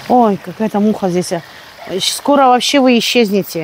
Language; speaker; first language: Russian; native; Russian